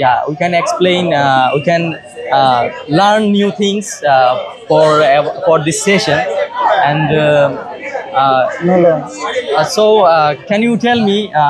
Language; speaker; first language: English; non-native, learner; Bangla